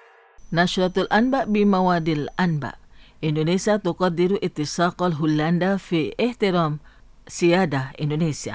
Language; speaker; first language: Arabic; non-native, fluent; Indonesian